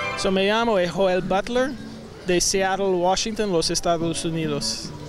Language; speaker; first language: Spanish; non-native, learner; English